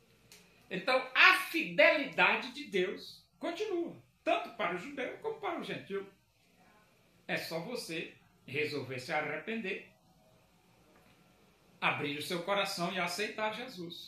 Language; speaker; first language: Portuguese; native; Portuguese